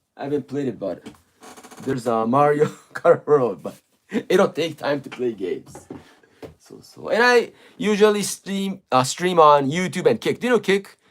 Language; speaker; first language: English; non-native, fluent; Japanese